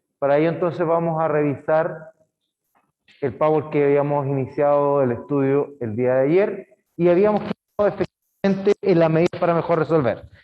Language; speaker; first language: Spanish; native; Spanish